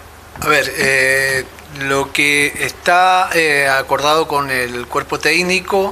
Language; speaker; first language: Spanish; native; Spanish